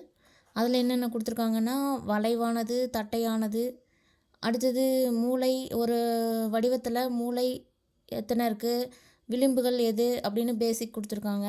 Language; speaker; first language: Tamil; native; Tamil